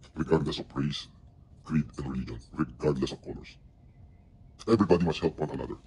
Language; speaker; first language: English; non-native, local second language; Filipino